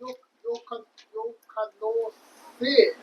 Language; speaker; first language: Spanish; non-native, learner; English